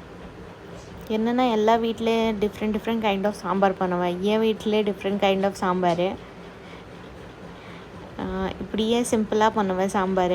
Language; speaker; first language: Tamil; non-native, learner; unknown